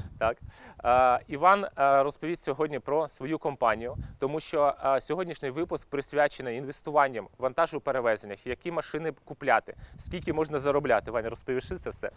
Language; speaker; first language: Ukrainian; non-native, local second language; Russian